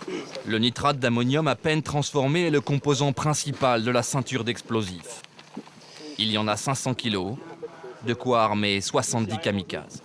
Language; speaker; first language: French; native; French